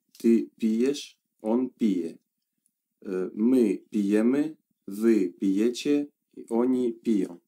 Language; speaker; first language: Polish; non-native, learner; Ukrainian